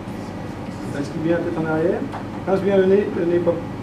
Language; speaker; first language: French; native; French